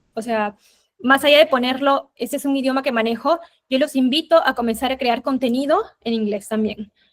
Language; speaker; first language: Spanish; native; Spanish